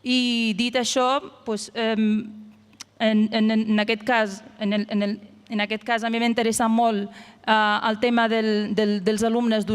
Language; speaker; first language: Catalan; non-native, fluent; Arabic